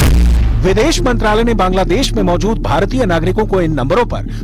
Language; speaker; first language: Hindi; native; Hindi